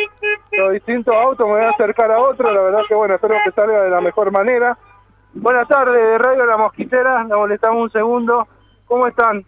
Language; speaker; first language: Spanish; native; Spanish